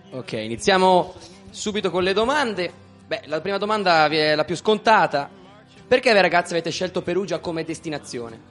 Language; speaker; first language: Italian; native; Italian